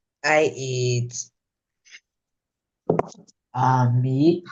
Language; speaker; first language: English; non-native, learner; Vietnamese